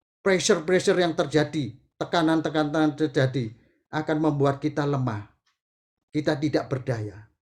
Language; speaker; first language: Indonesian; native; Indonesian